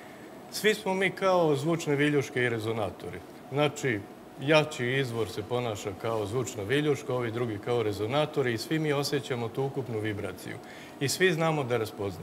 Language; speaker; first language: Serbian; native; Serbian